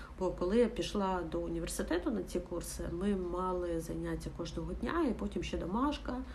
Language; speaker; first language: Ukrainian; non-native, local second language; Russian